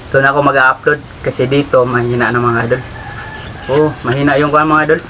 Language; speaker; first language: Filipino; native; Filipino